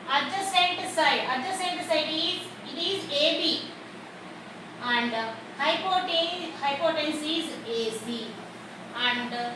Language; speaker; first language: English; non-native, local second language; Telugu